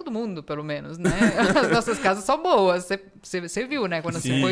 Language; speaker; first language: Portuguese; non-native, fluent; Italian